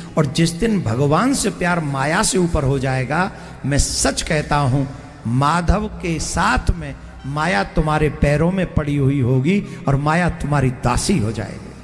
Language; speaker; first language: Hindi; native; Hindi